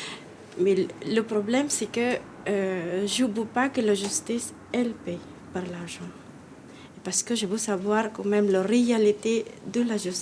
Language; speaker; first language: French; non-native, learner; Filipino